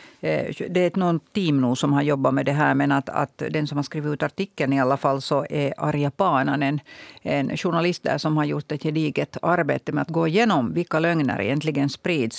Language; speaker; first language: Swedish; native; Swedish